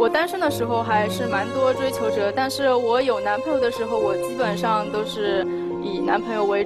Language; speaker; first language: Chinese; native; Chinese